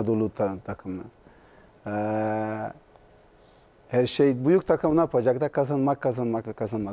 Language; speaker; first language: Turkish; non-native, learner; Portuguese